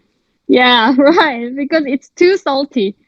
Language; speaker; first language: English; non-native, fluent; Korean